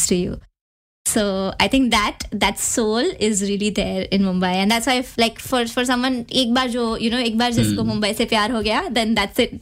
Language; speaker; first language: English; non-native, local second language; Hindi